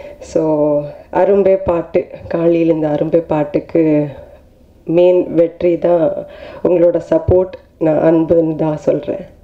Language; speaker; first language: Tamil; non-native, learner; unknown